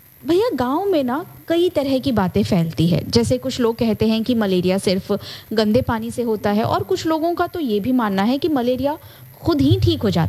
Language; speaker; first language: Hindi; native; Hindi